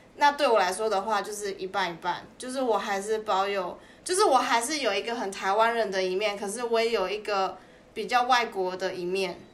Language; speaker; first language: Chinese; native; Chinese